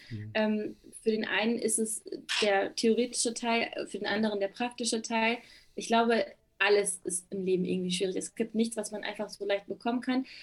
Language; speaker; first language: German; early bilingual, other home language; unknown